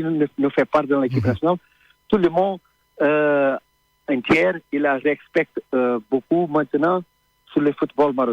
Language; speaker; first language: French; non-native, learner; Portuguese